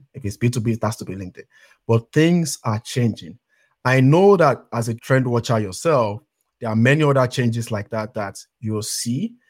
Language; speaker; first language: English; non-native, local second language; Yoruba